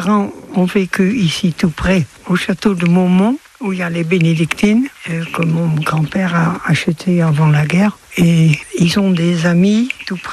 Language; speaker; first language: French; non-native, fluent; Dutch